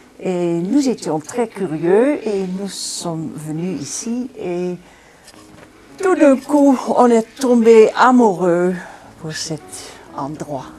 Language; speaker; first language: French; non-native, fluent; Dutch